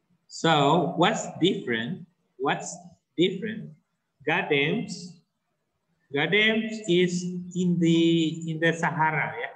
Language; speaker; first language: English; non-native, fluent; Indonesian